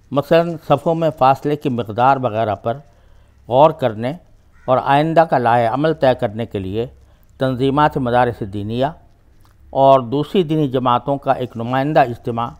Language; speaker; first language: Urdu; native; Urdu